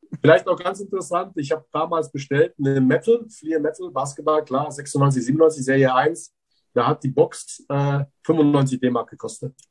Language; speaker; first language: German; early bilingual, other home language; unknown